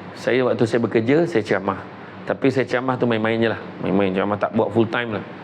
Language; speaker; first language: Malay; native; Malay